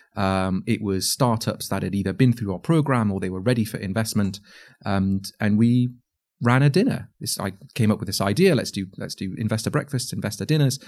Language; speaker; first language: English; native; English